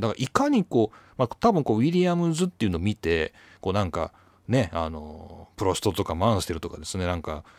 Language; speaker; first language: Japanese; native; Japanese